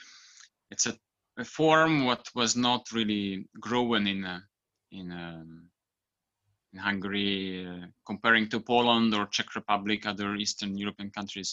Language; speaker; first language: English; non-native, fluent; Hungarian